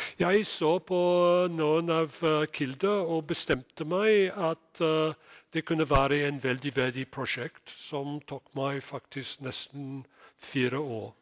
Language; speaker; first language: Norwegian; non-native, fluent; English